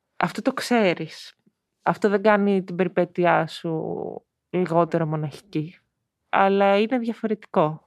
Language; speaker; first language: Greek; early bilingual, heritage; Greek